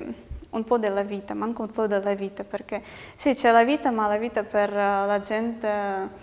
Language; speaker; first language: Italian; non-native, fluent; Russian